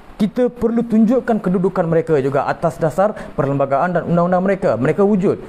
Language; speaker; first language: Malay; non-native, local second language; Tamil